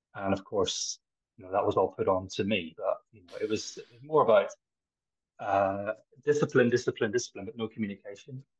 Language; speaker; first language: English; native; English